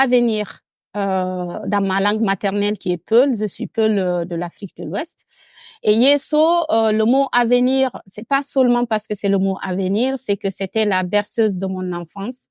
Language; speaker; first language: French; non-native, local second language; Fula